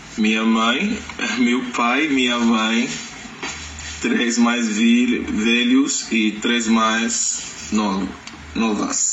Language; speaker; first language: Portuguese; non-native, learner; Yoruba